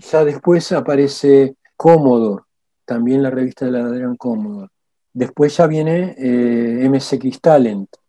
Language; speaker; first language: Spanish; native; Spanish